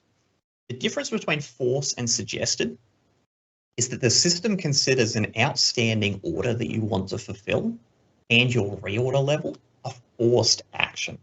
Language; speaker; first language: English; native; English